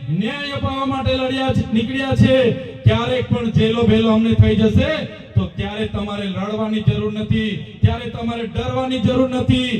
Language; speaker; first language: Gujarati; non-native, local second language; Vasavi